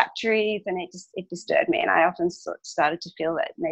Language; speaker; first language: English; non-native, local second language; Hungarian